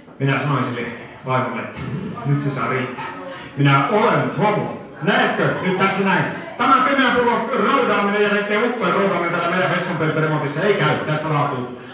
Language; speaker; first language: Finnish; native; Finnish